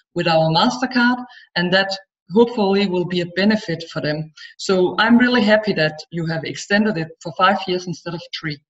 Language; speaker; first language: English; non-native, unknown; Danish